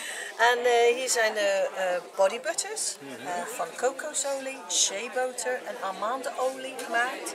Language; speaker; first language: Dutch; non-native, fluent; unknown